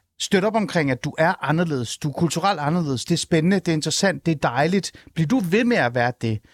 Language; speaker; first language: Danish; early bilingual, other home language; Persian